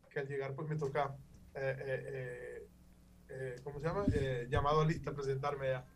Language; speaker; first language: Spanish; native; Spanish